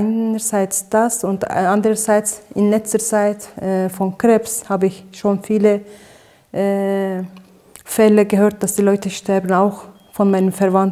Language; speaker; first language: German; non-native, fluent; Turkish